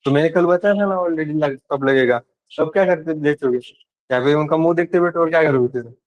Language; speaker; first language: Hindi; non-native, local second language; Marathi